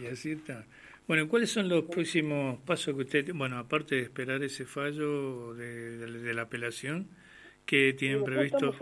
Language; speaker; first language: Spanish; native; Spanish